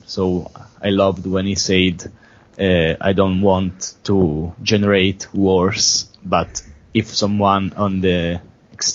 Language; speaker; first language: English; non-native, fluent; Italian